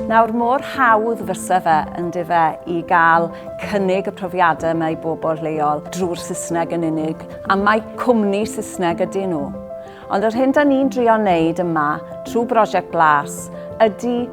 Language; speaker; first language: Welsh; native; Welsh